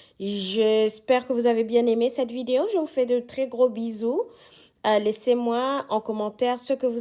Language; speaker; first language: French; non-native, fluent; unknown